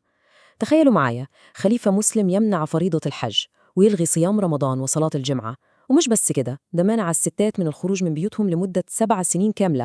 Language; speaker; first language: Arabic; native; Arabic